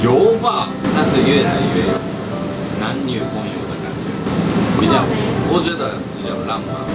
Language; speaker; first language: Chinese; non-native, fluent; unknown